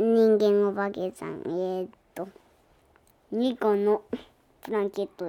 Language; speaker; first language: Japanese; early bilingual, heritage; Japanese